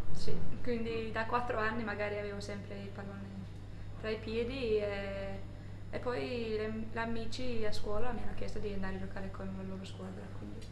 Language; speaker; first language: Italian; non-native, fluent; English